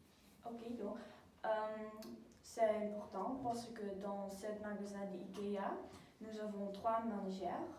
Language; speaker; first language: French; non-native, learner; Dutch